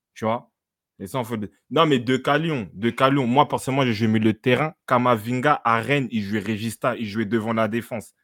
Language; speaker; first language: French; native; French